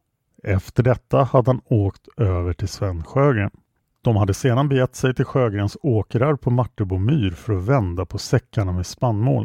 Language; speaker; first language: Swedish; native; Swedish